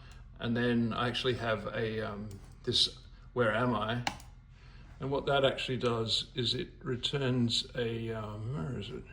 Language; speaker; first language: English; native; English